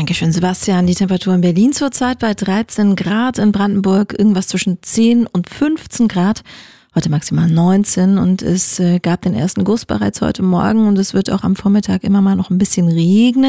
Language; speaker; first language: German; native; German